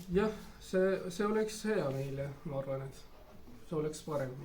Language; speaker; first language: Estonian; non-native, learner; Turkish